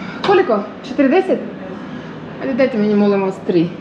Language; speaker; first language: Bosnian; non-native, fluent; Russian